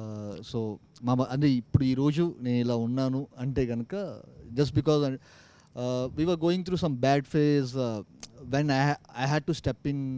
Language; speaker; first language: Telugu; native; Telugu